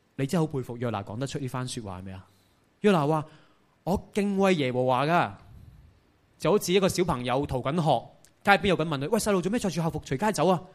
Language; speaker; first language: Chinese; non-native, local second language; Cantonese